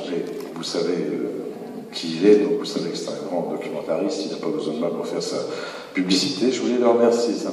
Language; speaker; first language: French; native; French